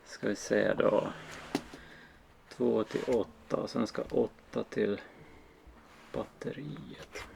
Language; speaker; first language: Swedish; native; Swedish